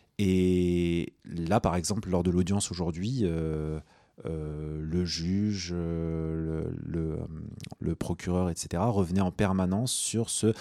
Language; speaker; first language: French; early bilingual, other home language; Arabic